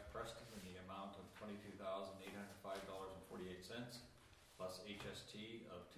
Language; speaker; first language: English; native; English